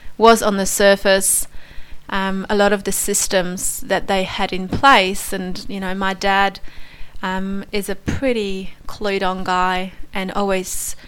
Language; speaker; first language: English; non-native, fluent; Polish